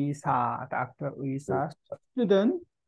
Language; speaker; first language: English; non-native, learner; Korean